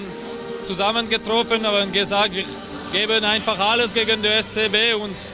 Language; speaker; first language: German; non-native, learner; French